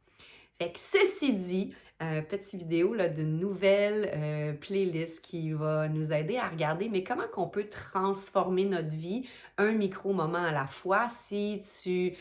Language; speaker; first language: French; native; French